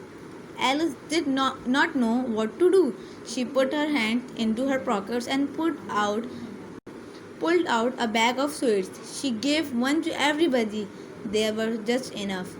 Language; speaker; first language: English; non-native, local second language; Urdu